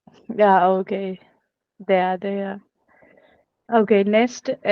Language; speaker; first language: Danish; non-native, learner; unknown